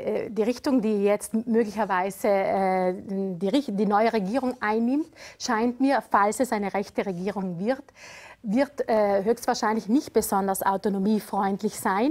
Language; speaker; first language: German; native; German